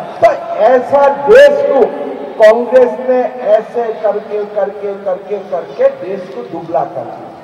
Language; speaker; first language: Hindi; non-native, local second language; Assamese